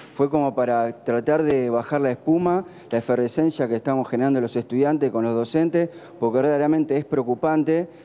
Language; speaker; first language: Spanish; native; Spanish